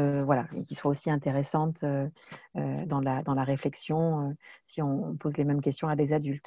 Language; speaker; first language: French; native; French